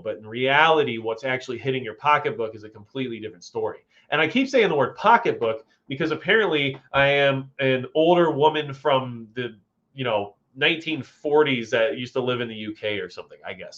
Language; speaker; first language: English; native; English